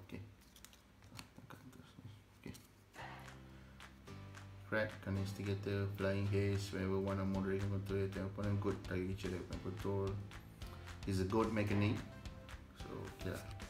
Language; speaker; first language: English; non-native, local second language; Malay